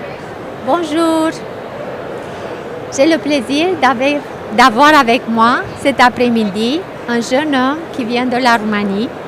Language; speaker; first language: French; non-native, fluent; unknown